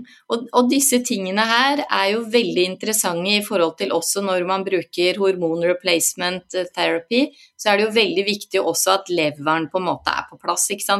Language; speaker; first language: Norwegian; native; Norwegian